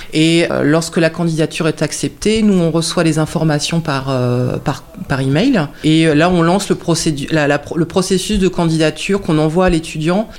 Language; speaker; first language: French; native; French